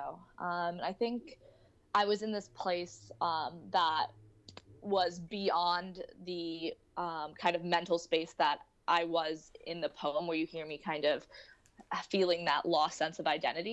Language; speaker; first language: English; native; English